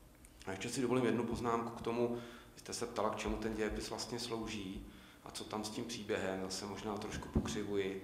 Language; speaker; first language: Czech; native; Czech